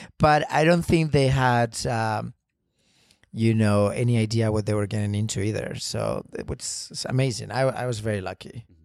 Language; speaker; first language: English; non-native, fluent; Spanish